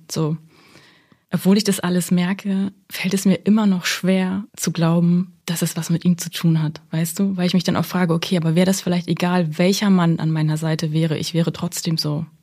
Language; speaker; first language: German; early bilingual, other home language; Russian